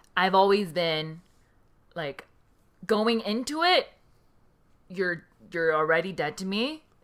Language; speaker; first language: English; early bilingual, other home language; Korean